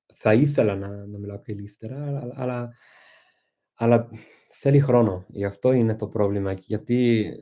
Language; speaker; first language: Greek; non-native, fluent; English